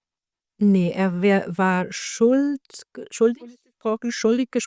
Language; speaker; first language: German; non-native, fluent; Dutch